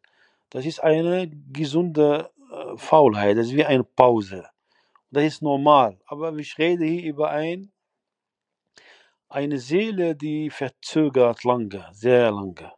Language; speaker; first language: German; non-native, fluent; Arabic